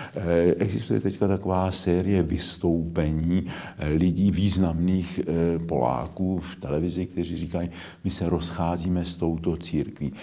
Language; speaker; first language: Czech; native; Czech